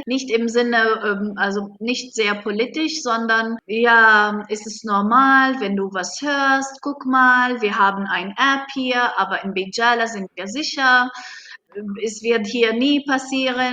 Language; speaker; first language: German; non-native, fluent; Arabic